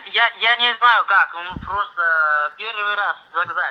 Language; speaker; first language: Russian; non-native, learner; Chinese